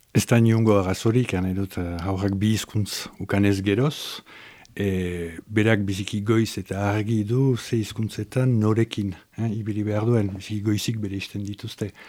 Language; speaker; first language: Basque; native; Basque